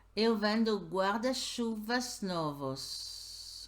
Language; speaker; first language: Portuguese; non-native, learner; French